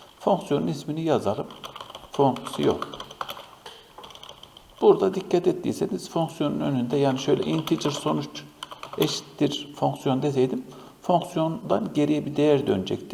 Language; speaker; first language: Turkish; native; Turkish